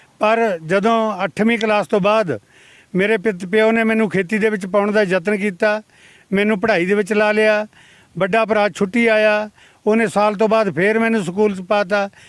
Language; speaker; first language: Punjabi; native; Punjabi